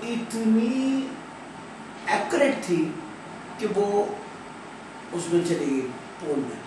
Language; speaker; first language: Urdu; native; Urdu